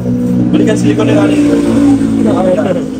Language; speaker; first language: Malay; native; Malay